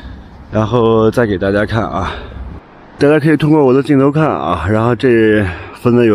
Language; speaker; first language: Chinese; native; Chinese